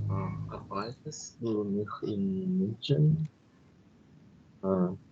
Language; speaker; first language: German; non-native, learner; Indonesian